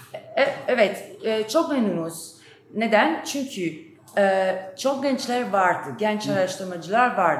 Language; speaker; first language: Turkish; non-native, fluent; Italian